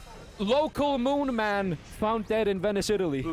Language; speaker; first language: English; non-native, fluent; Icelandic